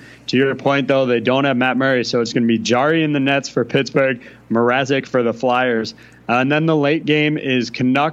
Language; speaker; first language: English; native; English